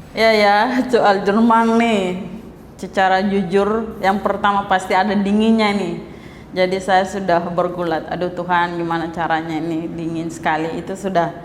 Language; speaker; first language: Indonesian; non-native, local second language; Tetum